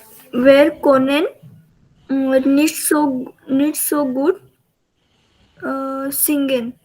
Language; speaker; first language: German; non-native, learner; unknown